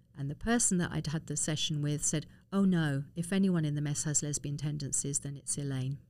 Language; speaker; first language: English; native; English